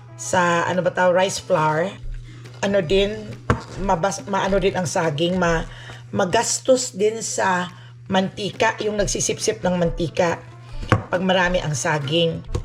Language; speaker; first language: Filipino; non-native, local second language; Cebuano